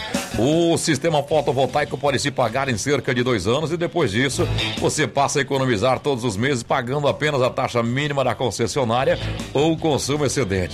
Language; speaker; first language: Portuguese; native; Portuguese